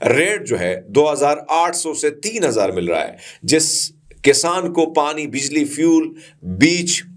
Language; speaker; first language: Urdu; non-native, local second language; Punjabi